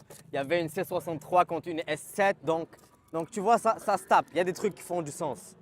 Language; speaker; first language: French; native; French